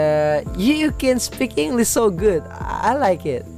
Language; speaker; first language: English; non-native, learner; Indonesian